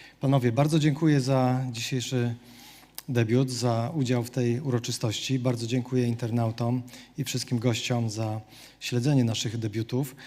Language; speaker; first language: Polish; native; Polish